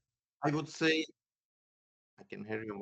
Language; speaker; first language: English; non-native, fluent; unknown